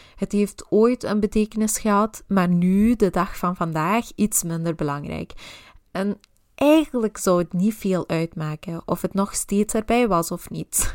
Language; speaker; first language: Dutch; non-native, local second language; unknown